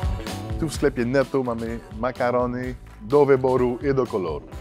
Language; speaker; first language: Polish; non-native, fluent; French